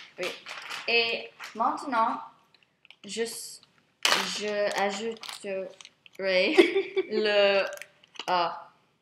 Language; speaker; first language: French; non-native, learner; English